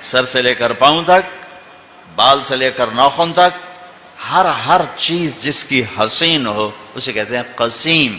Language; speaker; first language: Urdu; non-native, local second language; Punjabi